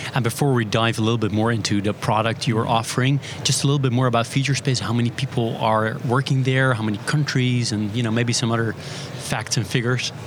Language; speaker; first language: English; non-native, fluent; Dutch